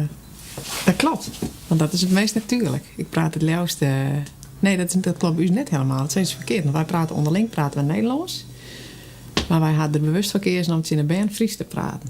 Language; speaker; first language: Dutch; native; Dutch